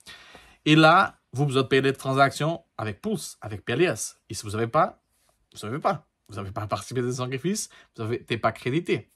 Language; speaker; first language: French; non-native, learner; Portuguese